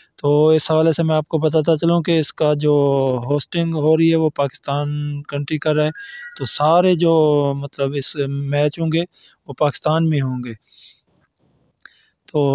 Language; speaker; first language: Urdu; native; Urdu